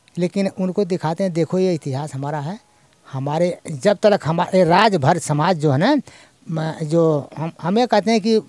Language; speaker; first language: Hindi; native; Hindi